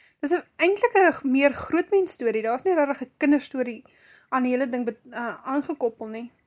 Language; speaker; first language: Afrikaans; native; Afrikaans